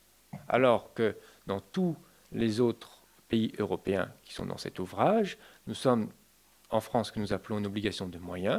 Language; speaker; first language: French; native; French